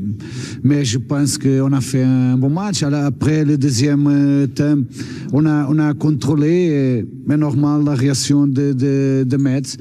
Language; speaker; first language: French; non-native, learner; Portuguese